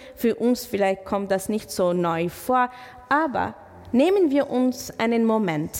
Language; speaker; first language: German; non-native, fluent; Arabic